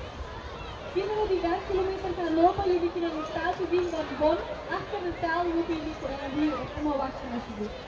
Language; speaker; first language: Dutch; non-native, learner; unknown